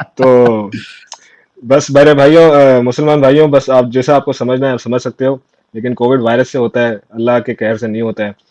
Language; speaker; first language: Urdu; non-native, local second language; Sindhi